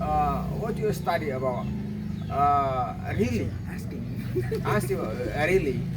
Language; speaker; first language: English; non-native, learner; Indonesian